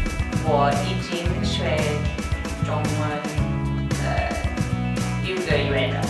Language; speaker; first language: Chinese; non-native, learner; English